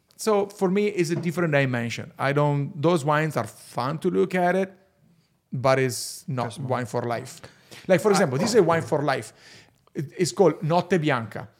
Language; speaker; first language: English; non-native, fluent; Italian